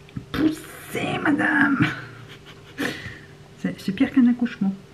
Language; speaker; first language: French; native; French